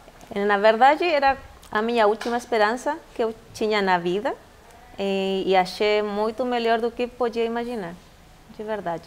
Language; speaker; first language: Portuguese; non-native, fluent; Spanish